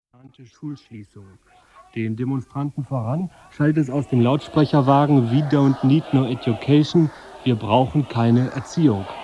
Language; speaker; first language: German; native; German